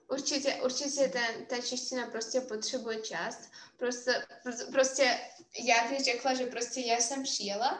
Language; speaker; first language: Czech; non-native, fluent; Russian